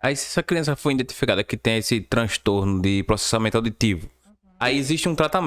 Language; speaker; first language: Portuguese; native; Portuguese